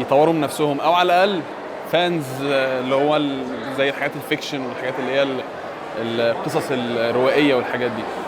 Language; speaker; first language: Arabic; native; Arabic